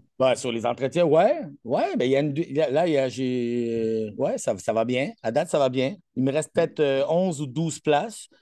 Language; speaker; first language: French; non-native, fluent; Spanish